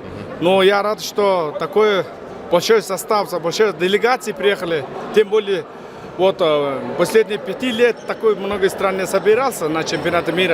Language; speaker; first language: Russian; non-native, fluent; Mongolian